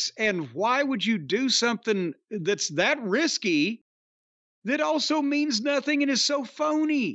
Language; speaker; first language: English; native; English